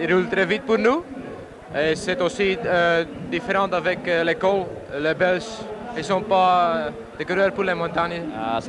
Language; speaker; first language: French; non-native, learner; Dutch